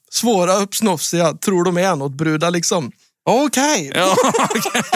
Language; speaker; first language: Swedish; native; Swedish